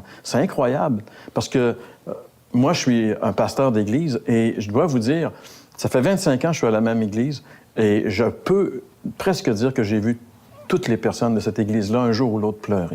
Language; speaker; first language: French; native; French